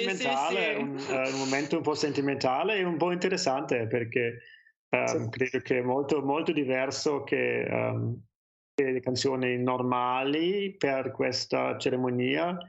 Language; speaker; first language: Italian; non-native, fluent; German